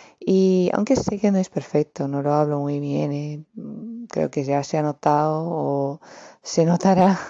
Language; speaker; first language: Spanish; non-native, fluent; Romanian